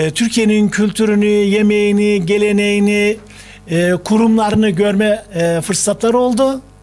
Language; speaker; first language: Turkish; native; Turkish